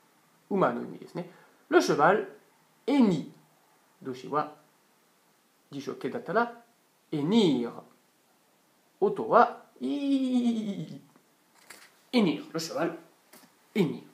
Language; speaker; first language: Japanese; non-native, fluent; French